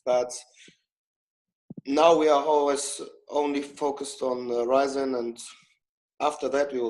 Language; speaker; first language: English; non-native, fluent; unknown